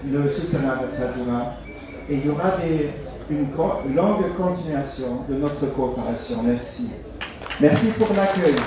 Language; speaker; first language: French; non-native, fluent; German